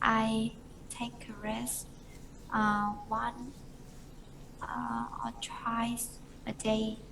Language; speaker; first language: English; non-native, learner; Vietnamese